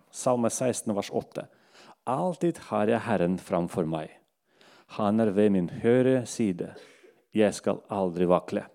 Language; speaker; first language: Norwegian; non-native, local second language; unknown